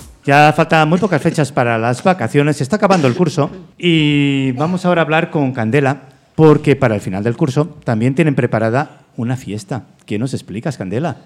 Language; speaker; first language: Spanish; native; Spanish